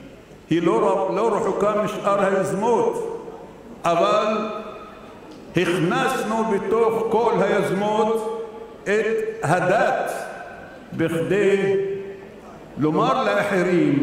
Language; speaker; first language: Hebrew; non-native, local second language; Arabic